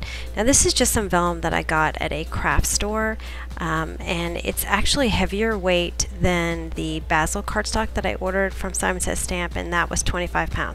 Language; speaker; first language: English; native; English